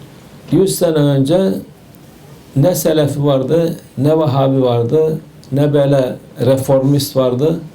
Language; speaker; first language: Turkish; native; Turkish